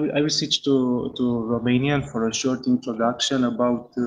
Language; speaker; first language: English; non-native, fluent; Romanian